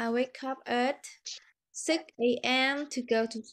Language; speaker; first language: English; non-native, fluent; Vietnamese